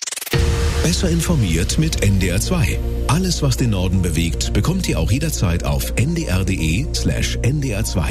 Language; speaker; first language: German; native; German